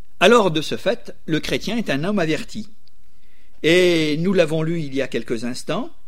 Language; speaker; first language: French; native; French